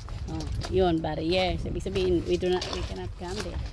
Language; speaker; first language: Filipino; native; Filipino